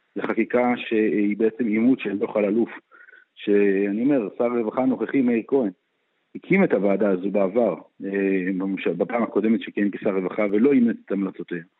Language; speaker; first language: Hebrew; native; Hebrew